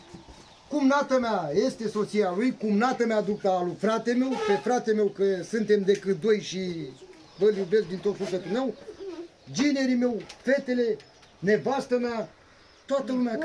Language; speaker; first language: Romanian; native; Romanian